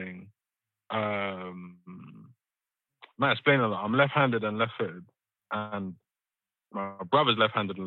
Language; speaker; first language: English; native; English